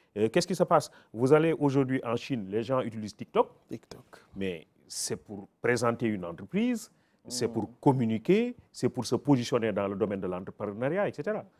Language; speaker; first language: French; non-native, local second language; Wolof